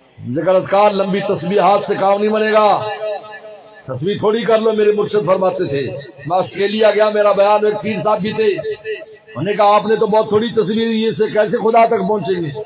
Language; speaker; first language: Urdu; non-native, local second language; Pashto